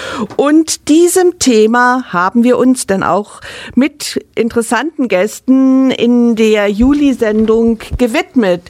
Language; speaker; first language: German; native; German